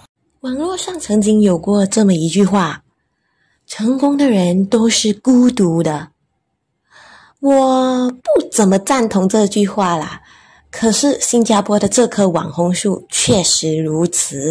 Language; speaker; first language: Chinese; native; Chinese